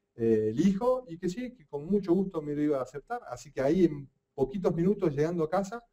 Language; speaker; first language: Spanish; native; Spanish